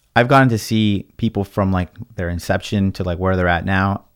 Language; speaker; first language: English; early bilingual, other home language; Spanish